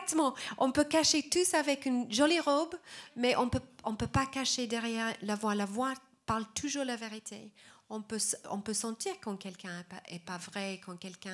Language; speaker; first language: French; non-native, fluent; English